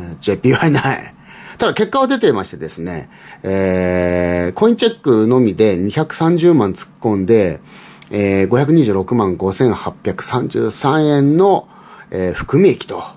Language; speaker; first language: Japanese; native; Japanese